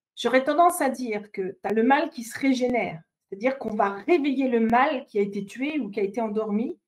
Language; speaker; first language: French; native; French